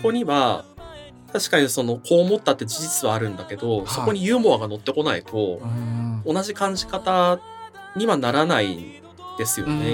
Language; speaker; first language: Japanese; native; Japanese